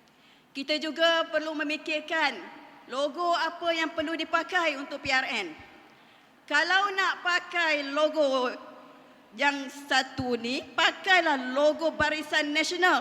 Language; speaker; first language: Malay; native; Malay